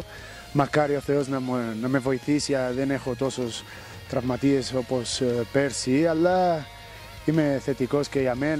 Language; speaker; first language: Greek; non-native, fluent; Portuguese